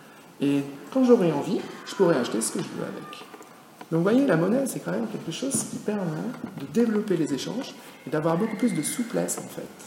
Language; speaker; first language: French; native; French